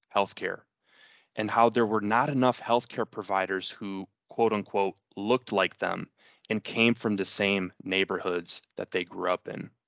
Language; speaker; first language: English; early bilingual, other home language; Spanish